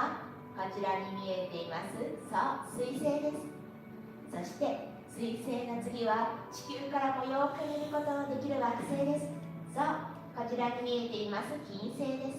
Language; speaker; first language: Japanese; native; Japanese